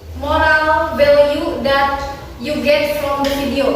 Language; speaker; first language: English; non-native, fluent; Indonesian